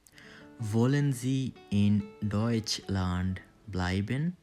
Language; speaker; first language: German; non-native, learner; Bangla